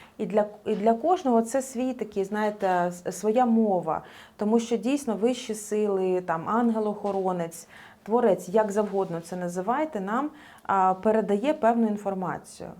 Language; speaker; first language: Ukrainian; non-native, local second language; Russian